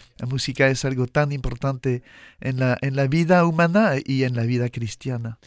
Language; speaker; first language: Spanish; non-native, fluent; French